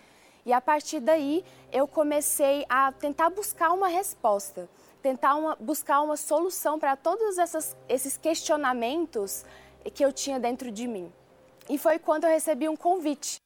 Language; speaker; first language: Portuguese; early bilingual, other home language; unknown